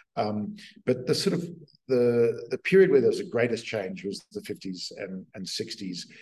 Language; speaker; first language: English; native; English